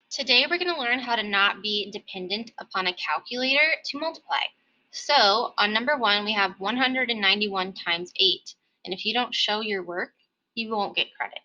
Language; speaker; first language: English; native; English